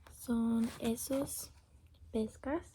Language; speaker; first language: Spanish; non-native, learner; English